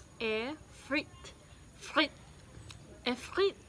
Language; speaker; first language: French; non-native, learner; Filipino